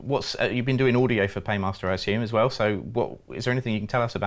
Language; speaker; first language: English; native; English